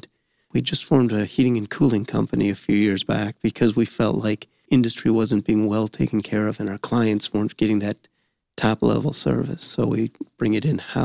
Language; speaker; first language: English; native; English